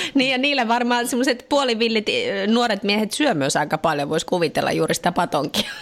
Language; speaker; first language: Finnish; native; Finnish